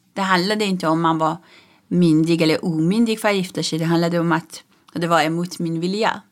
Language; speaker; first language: Swedish; non-native, fluent; Persian